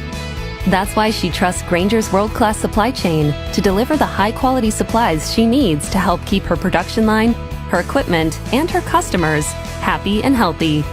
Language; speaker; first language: English; native; English